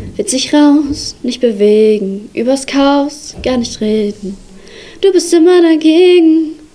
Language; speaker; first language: German; early bilingual, other home language; Arabic